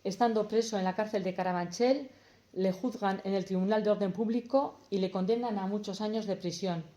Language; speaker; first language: Spanish; native; Spanish